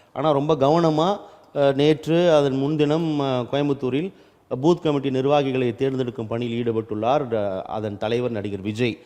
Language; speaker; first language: Tamil; native; Tamil